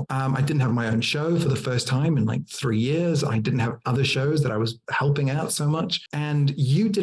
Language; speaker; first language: English; native; English